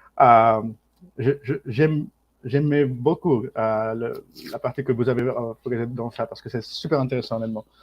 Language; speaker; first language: French; non-native, learner; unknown